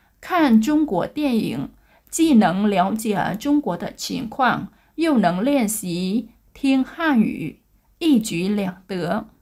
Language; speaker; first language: Chinese; non-native, learner; Vietnamese